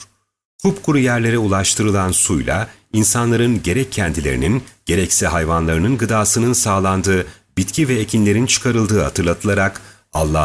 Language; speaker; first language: Turkish; native; Turkish